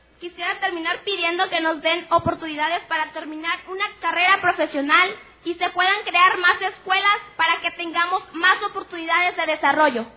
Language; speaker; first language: Spanish; non-native, local second language; Nahuatl languages